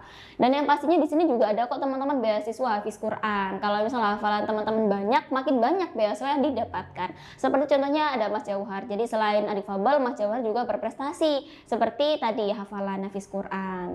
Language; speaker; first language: Indonesian; native; Indonesian